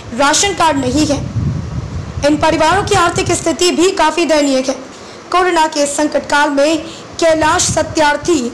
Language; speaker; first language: Hindi; native; Hindi